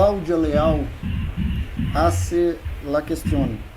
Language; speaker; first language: Spanish; non-native, learner; Portuguese